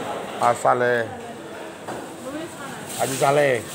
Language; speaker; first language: Indonesian; non-native, learner; Filipino